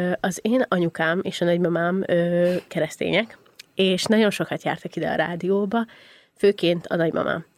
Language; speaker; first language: Hungarian; native; Hungarian